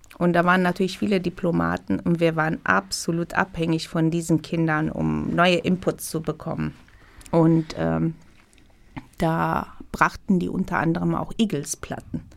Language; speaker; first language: German; non-native, fluent; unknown